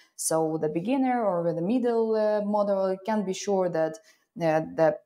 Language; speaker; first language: English; non-native, fluent; Ukrainian